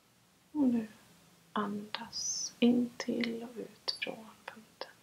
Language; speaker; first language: Swedish; native; Swedish